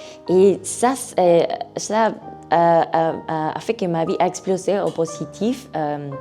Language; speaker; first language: French; non-native, learner; Spanish